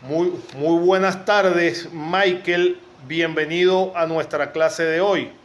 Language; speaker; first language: Spanish; native; Spanish